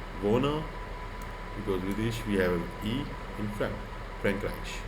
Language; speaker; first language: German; non-native, fluent; Hindi